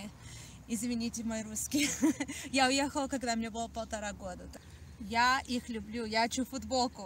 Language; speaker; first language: Russian; early bilingual, heritage; Russian